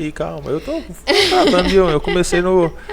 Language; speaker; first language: Portuguese; native; Portuguese